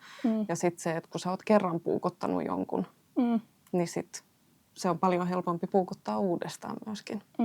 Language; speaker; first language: Finnish; native; Finnish